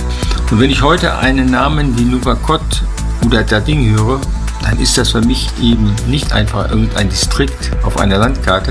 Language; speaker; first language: German; native; German